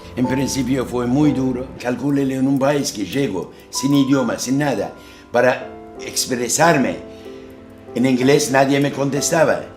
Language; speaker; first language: Spanish; non-native, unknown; Azerbaijani